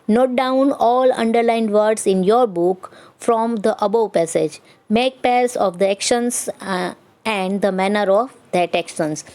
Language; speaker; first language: English; non-native, local second language; Gujarati